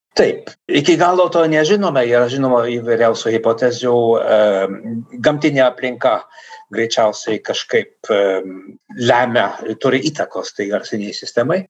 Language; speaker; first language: Lithuanian; non-native, fluent; Dutch